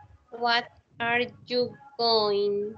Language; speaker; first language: English; non-native, learner; Spanish